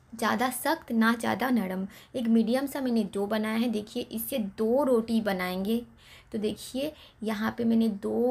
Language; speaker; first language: Hindi; non-native, local second language; Bangla